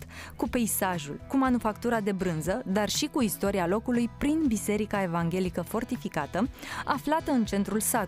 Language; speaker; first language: Romanian; native; Romanian